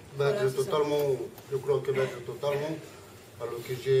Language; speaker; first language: French; non-native, learner; Spanish